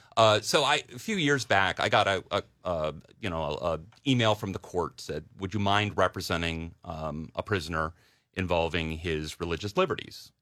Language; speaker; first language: English; native; English